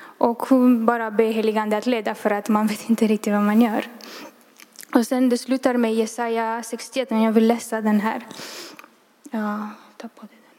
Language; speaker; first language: Swedish; non-native, fluent; Romanian